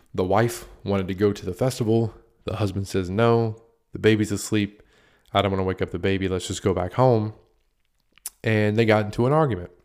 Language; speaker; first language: English; native; English